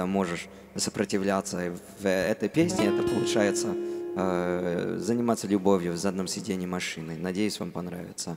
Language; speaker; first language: Russian; non-native, fluent; English